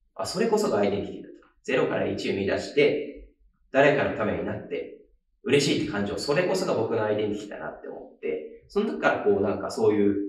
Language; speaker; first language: Japanese; native; Japanese